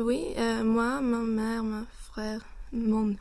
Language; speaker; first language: French; non-native, learner; Swedish